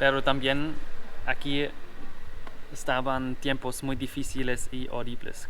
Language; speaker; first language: Spanish; non-native, learner; German